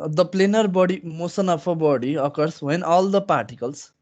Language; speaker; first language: English; non-native, local second language; Nepali